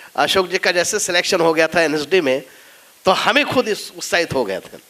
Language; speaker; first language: Hindi; non-native, local second language; Marathi